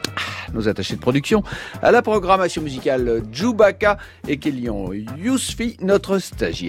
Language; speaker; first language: French; native; French